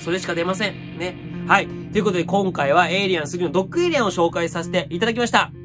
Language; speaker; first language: Japanese; native; Japanese